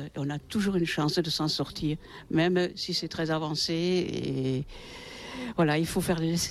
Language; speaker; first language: French; native; French